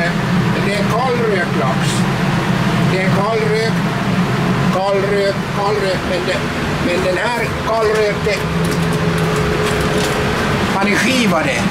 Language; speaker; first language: Swedish; native; Swedish